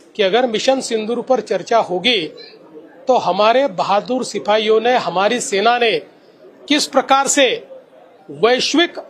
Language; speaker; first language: Hindi; non-native, local second language; Marathi